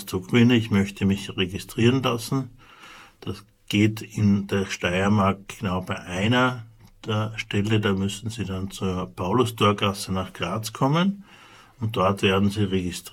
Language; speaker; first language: German; native; German